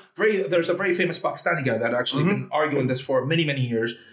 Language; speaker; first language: English; early bilingual, heritage; Arabic